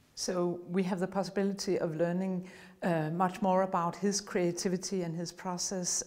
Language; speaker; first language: English; non-native, fluent; Danish